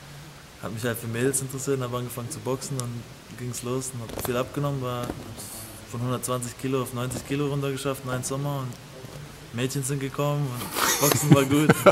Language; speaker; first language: German; early bilingual, other home language; English